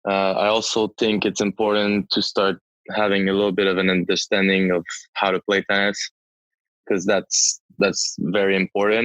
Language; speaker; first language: English; non-native, local second language; French